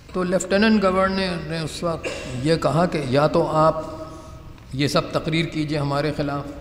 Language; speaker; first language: Urdu; native; Urdu